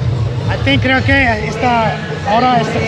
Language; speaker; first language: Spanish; non-native, learner; English